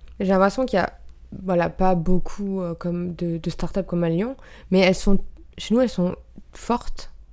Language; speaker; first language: French; native; French